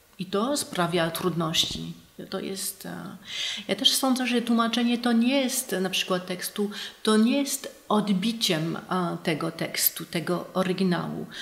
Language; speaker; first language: Polish; non-native, fluent; French